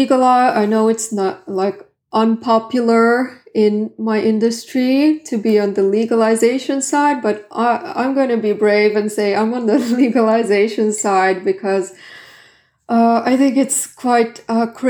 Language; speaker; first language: English; non-native, fluent; Swedish